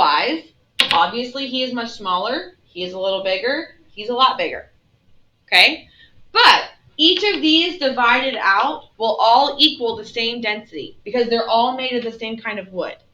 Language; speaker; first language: English; native; English